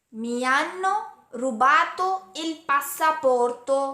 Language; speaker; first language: Italian; non-native, learner; Hindi